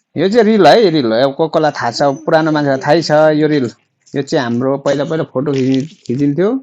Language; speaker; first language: Nepali; native; Nepali